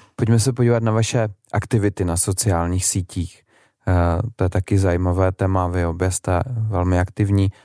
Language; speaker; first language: Czech; native; Czech